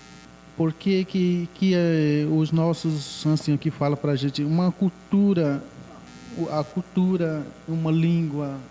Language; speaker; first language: Portuguese; non-native, local second language; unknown